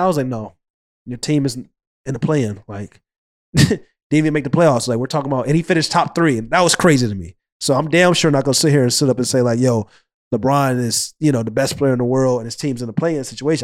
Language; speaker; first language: English; native; English